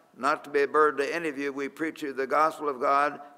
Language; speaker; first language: English; native; English